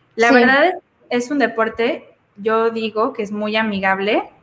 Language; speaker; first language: Spanish; native; Spanish